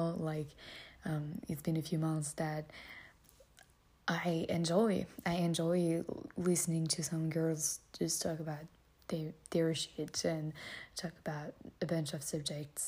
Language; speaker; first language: English; non-native, fluent; French